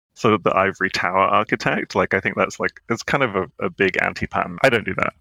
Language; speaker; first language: English; native; English